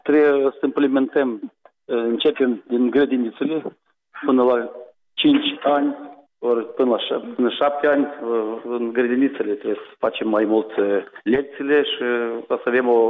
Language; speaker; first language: Romanian; non-native, local second language; Gagauz